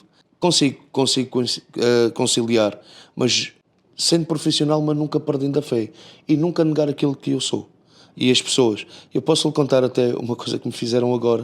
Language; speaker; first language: Portuguese; native; Portuguese